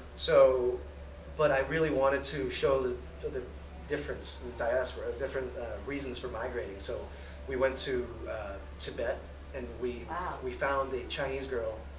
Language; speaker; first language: English; native; English